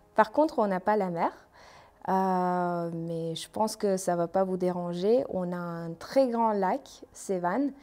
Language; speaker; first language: French; non-native, learner; Armenian